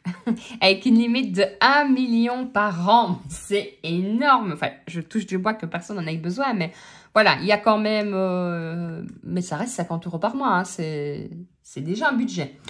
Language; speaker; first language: French; native; French